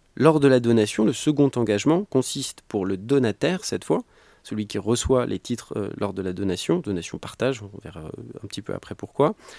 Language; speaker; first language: French; native; French